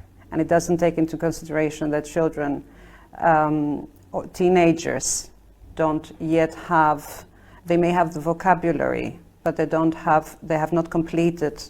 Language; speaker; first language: English; non-native, fluent; Albanian